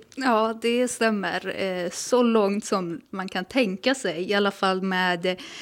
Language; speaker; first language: Swedish; native; Swedish